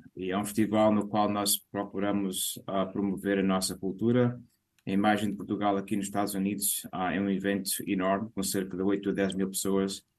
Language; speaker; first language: Portuguese; native; Portuguese